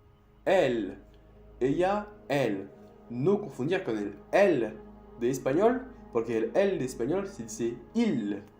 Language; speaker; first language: Spanish; non-native, fluent; French